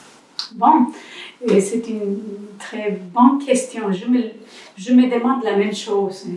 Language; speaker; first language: French; non-native, learner; Spanish